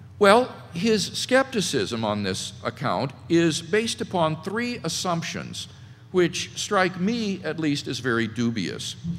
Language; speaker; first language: English; native; English